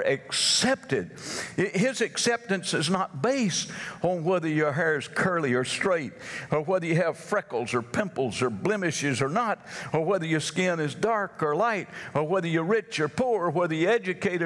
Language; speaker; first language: English; native; English